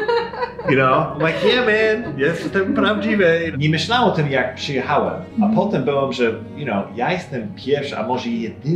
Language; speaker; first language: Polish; non-native, fluent; English